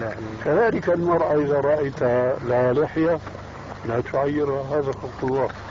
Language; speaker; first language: Arabic; early bilingual, other home language; Albanian